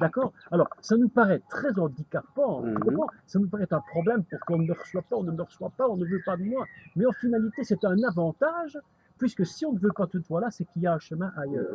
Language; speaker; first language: French; native; French